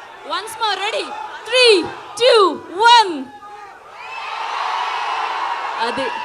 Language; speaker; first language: Telugu; native; Telugu